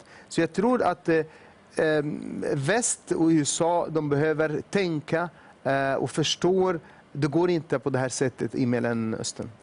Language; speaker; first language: Swedish; non-native, fluent; Arabic